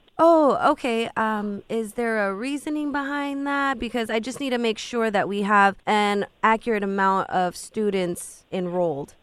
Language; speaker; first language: English; native; English